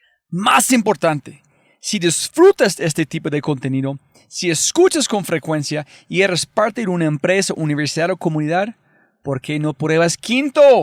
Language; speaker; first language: Spanish; non-native, fluent; English